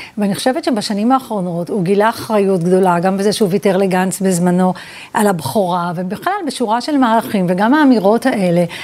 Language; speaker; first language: Hebrew; early bilingual, other home language; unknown